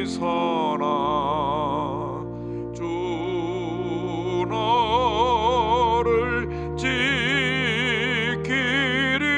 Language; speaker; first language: Korean; native; Korean